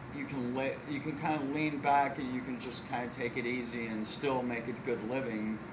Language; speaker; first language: English; native; English